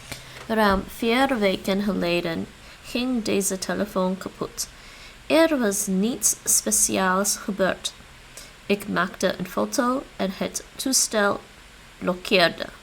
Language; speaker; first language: Dutch; non-native, learner; English